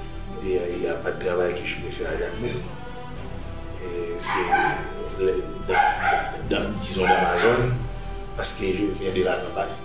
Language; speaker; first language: French; non-native, local second language; Haitian Creole